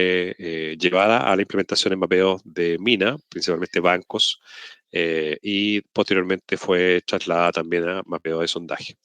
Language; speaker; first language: Spanish; native; Spanish